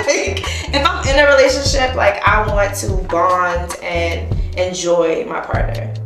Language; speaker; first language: English; native; English